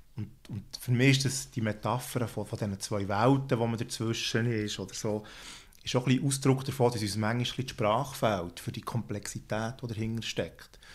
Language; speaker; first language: German; native; German